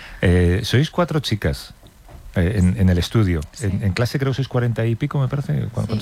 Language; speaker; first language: Spanish; native; Spanish